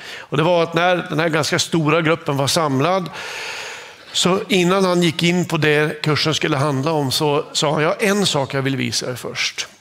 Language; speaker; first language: Swedish; native; Swedish